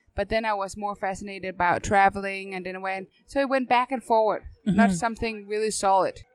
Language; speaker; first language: English; non-native, fluent; Danish